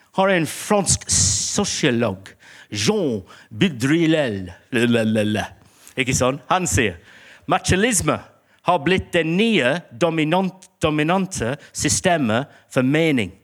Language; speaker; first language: Norwegian; non-native, fluent; English